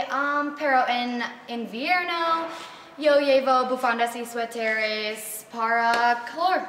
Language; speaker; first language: Spanish; non-native, learner; English